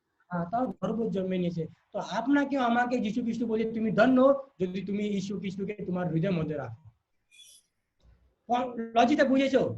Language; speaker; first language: Bangla; non-native, learner; Hindi